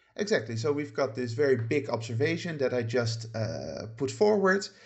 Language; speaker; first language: English; non-native, fluent; Dutch